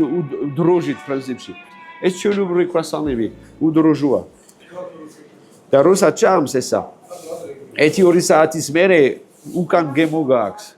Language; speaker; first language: Georgian; non-native, learner; French